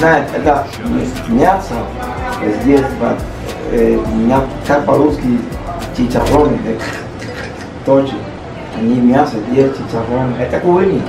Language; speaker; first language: Russian; non-native, learner; Spanish